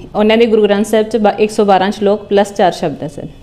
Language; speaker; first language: Hindi; non-native, local second language; Punjabi